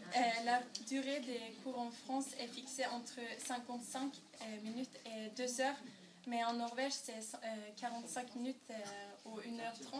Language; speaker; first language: French; non-native, learner; Norwegian